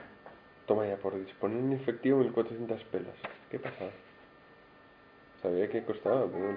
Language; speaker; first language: Spanish; native; Spanish